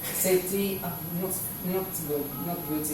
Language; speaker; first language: English; non-native, learner; Indonesian